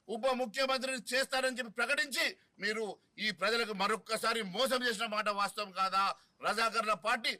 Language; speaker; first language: Telugu; native; Telugu